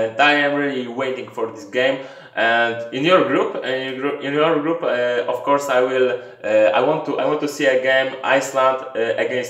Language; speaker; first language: English; non-native, learner; Polish